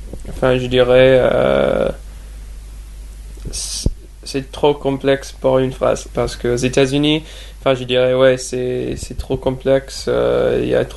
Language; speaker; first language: French; non-native, fluent; English